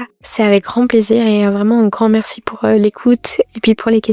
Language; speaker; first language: French; native; French